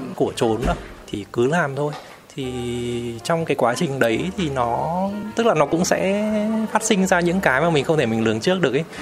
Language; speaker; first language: Vietnamese; native; Vietnamese